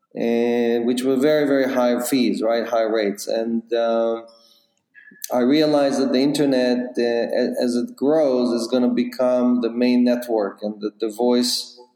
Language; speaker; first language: English; non-native, fluent; Russian